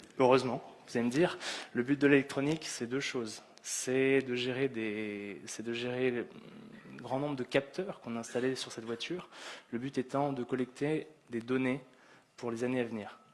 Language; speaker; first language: French; native; French